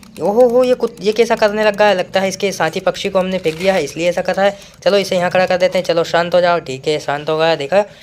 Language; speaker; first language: Hindi; native; Hindi